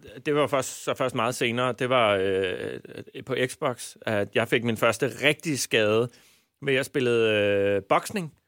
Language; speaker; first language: Danish; native; Danish